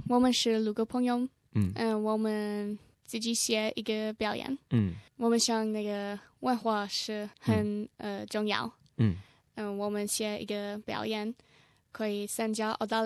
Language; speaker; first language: Chinese; non-native, learner; English